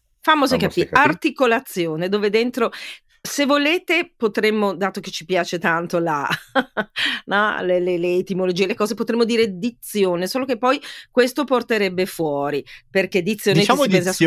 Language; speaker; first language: Italian; native; Italian